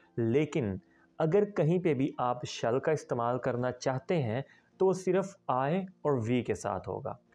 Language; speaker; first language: Urdu; native; Urdu